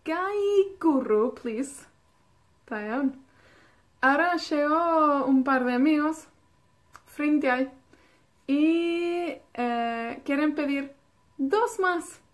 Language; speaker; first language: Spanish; non-native, fluent; Welsh